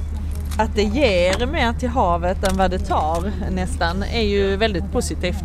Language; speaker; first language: Swedish; native; Swedish